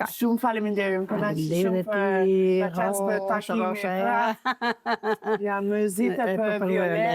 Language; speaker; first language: Albanian; non-native, learner; English